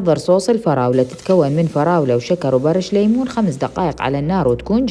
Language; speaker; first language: Arabic; native; Arabic